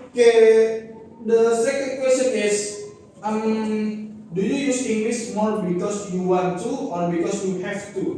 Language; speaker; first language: English; non-native, learner; Indonesian